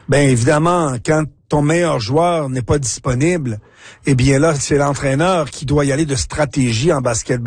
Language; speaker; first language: French; native; French